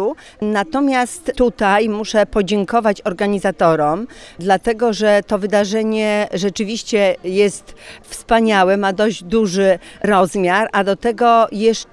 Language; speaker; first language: Polish; native; Polish